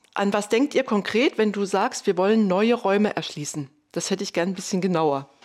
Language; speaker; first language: German; native; German